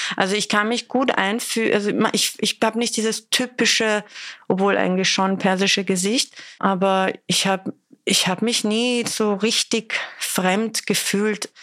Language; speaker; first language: German; early bilingual, other home language; Persian